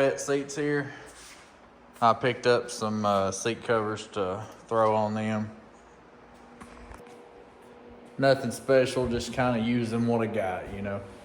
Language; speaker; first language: English; native; English